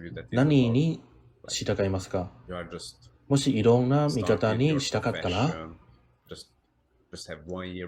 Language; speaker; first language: Japanese; non-native, learner; English